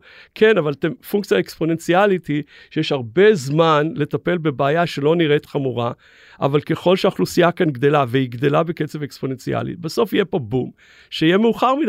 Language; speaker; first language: Hebrew; native; Hebrew